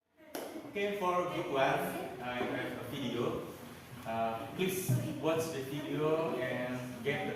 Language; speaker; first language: English; non-native, learner; Indonesian